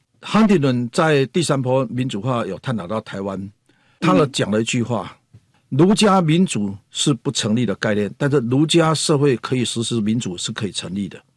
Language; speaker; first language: Chinese; native; Chinese